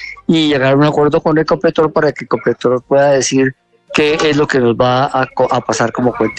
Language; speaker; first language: Spanish; native; Spanish